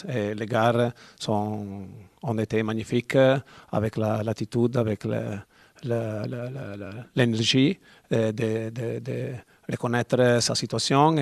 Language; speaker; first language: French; non-native, learner; Italian